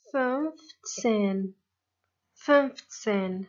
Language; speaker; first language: German; non-native, fluent; Arabic